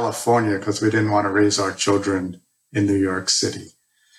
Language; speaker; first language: English; native; English